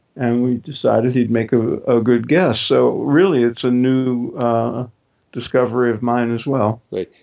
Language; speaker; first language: English; native; English